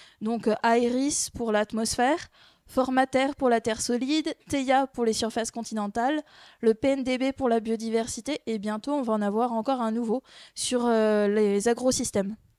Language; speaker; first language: French; native; French